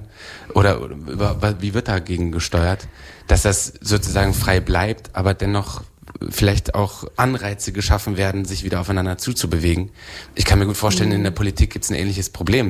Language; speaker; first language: German; native; German